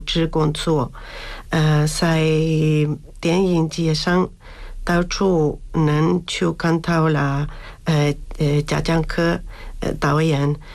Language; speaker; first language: Chinese; non-native, learner; Spanish